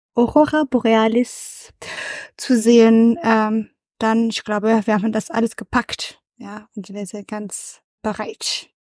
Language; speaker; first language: German; non-native, learner; French